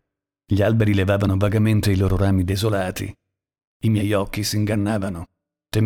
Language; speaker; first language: Italian; native; Italian